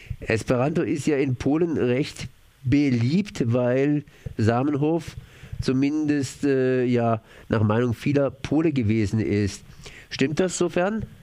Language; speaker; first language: German; native; German